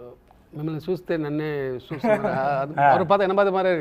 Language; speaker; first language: Telugu; non-native, local second language; Tamil